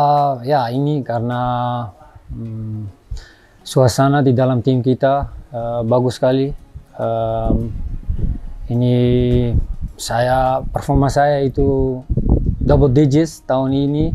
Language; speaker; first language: Indonesian; non-native, fluent; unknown